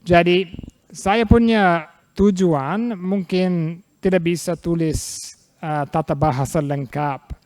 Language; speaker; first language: Indonesian; non-native, fluent; English